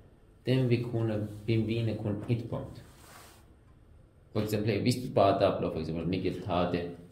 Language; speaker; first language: Danish; non-native, learner; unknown